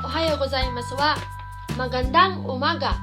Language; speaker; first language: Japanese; non-native, fluent; Filipino